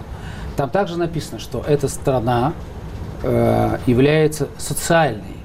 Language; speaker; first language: Russian; native; Russian